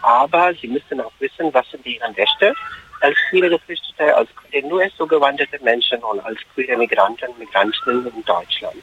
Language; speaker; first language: German; non-native, fluent; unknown